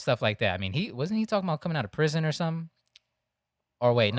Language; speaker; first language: English; native; English